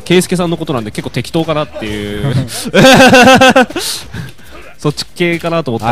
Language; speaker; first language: Japanese; native; Japanese